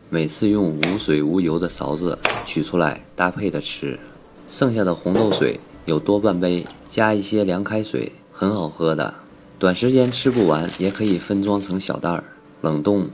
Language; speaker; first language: Chinese; native; Chinese